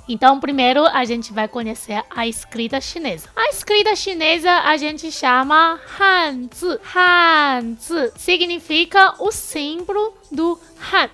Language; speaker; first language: Portuguese; non-native, fluent; Chinese